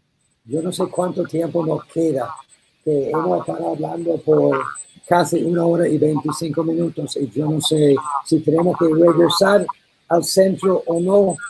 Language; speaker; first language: Spanish; non-native, learner; English